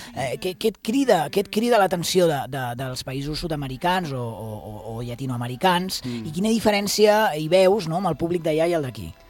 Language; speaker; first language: Catalan; native; Catalan